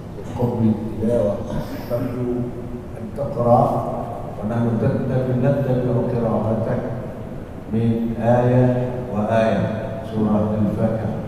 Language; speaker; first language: Arabic; non-native, fluent; Indonesian